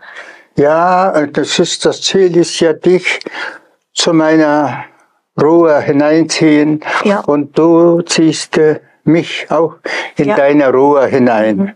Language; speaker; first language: German; non-native, fluent; Tuvinian